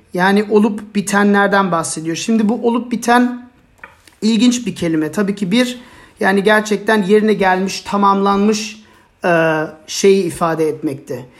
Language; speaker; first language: Turkish; non-native, fluent; German